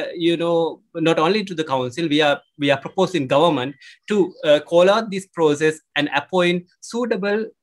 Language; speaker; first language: English; non-native, local second language; Sinhala